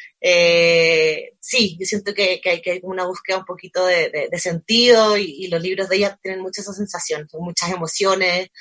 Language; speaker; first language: Spanish; native; Spanish